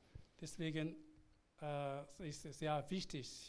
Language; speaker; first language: German; non-native, learner; Korean